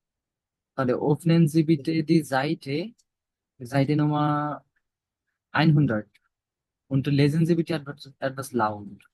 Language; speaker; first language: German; non-native, fluent; Bangla